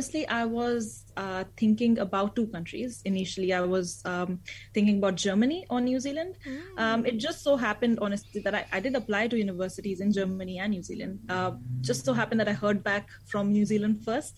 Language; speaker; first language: English; non-native, local second language; Hindi